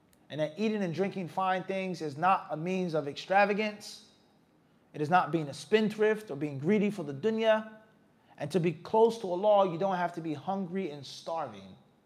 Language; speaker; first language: English; native; English